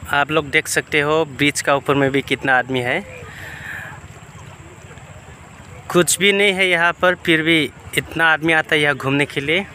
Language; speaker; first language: Hindi; non-native, local second language; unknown